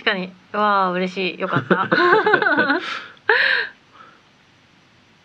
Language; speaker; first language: Japanese; native; Japanese